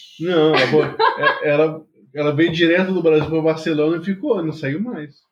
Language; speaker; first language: Portuguese; native; Portuguese